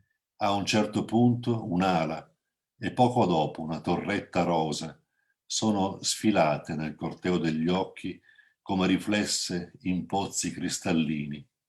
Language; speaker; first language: Italian; native; Italian